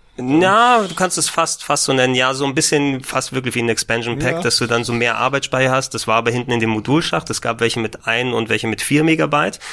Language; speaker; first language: German; native; German